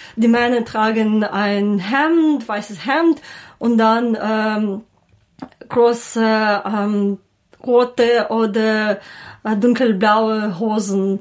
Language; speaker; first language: German; non-native, learner; Ukrainian